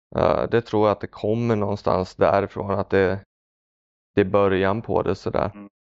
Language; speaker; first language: Swedish; early bilingual, other home language; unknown